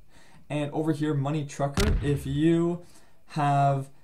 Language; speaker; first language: English; native; English